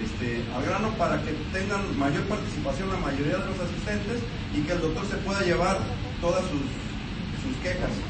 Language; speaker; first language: Spanish; native; Spanish